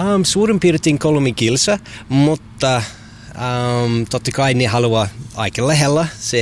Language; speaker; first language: Finnish; non-native, learner; English